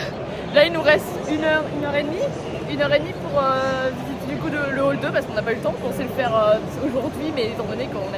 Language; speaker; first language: French; native; French